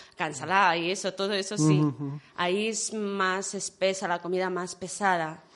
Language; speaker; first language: Spanish; non-native, fluent; Ukrainian